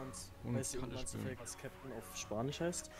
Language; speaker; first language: German; native; German